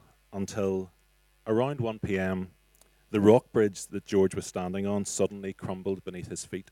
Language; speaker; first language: English; native; English